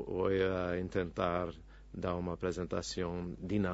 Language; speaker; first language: Spanish; non-native, fluent; English